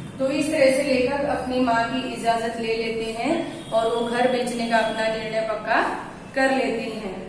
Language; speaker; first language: Hindi; non-native, local second language; Gujarati